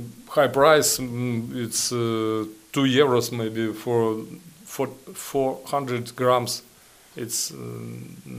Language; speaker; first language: English; non-native, learner; Ukrainian